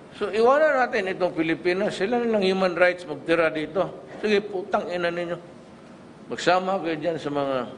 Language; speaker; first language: Filipino; non-native, local second language; Cebuano